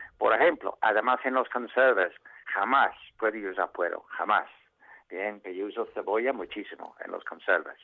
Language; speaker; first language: Spanish; non-native, fluent; English